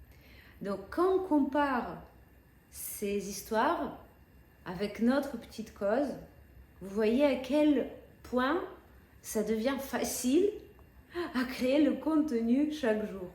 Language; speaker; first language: French; non-native, fluent; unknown